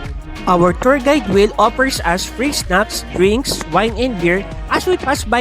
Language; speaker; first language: English; non-native, local second language; Filipino